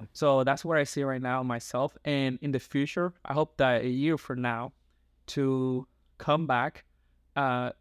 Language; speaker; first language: English; non-native, fluent; Spanish